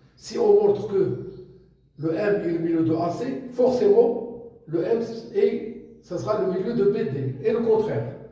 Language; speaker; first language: French; non-native, local second language; Arabic